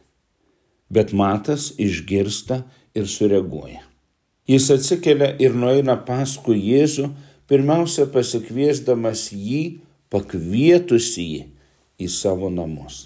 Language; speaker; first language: Lithuanian; native; Lithuanian